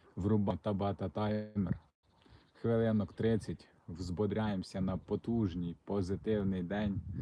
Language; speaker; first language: Ukrainian; non-native, local second language; Russian